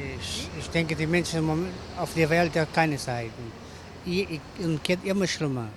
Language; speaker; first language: German; non-native, learner; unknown